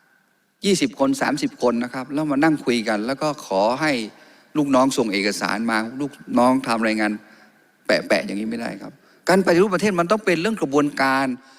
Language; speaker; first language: Thai; non-native, local second language; Karen languages